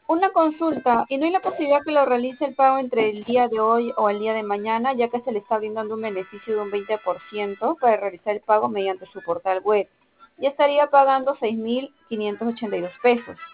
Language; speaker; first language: Spanish; native; Spanish